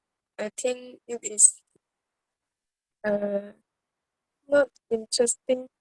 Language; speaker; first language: English; non-native, learner; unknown